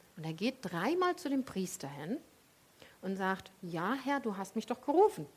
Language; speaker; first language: German; native; German